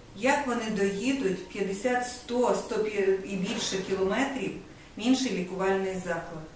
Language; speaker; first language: Ukrainian; native; Ukrainian